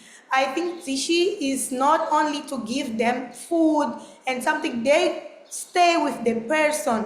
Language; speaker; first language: English; non-native, learner; Portuguese